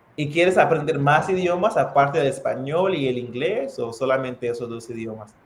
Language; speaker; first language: Spanish; non-native, fluent; English